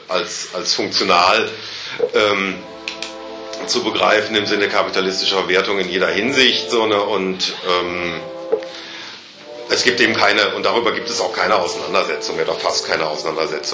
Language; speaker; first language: German; native; German